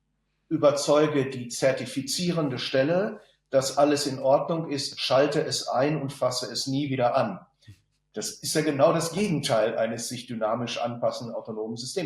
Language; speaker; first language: German; native; German